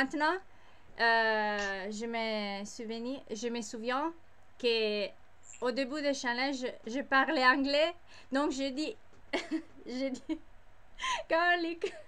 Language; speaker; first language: French; non-native, learner; English